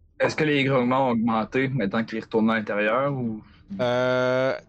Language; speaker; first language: French; native; French